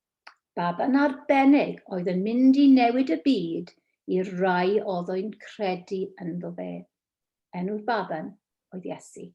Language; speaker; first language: Welsh; non-native, local second language; English